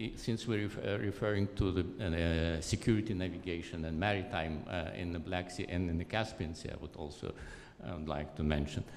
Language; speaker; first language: English; non-native, fluent; Azerbaijani